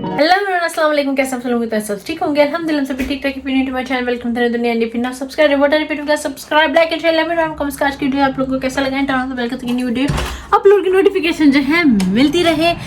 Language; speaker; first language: Urdu; native; Urdu